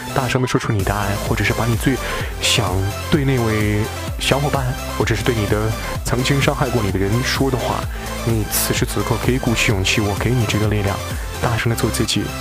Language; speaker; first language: Chinese; native; Chinese